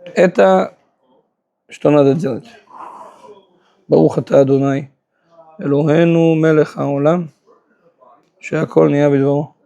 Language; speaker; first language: Russian; non-native, fluent; Hebrew